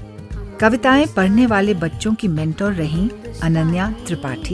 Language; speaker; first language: Hindi; native; Hindi